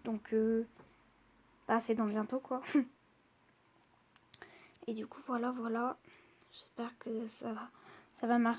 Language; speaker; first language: French; native; French